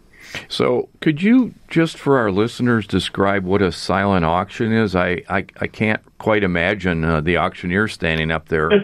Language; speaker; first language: English; native; English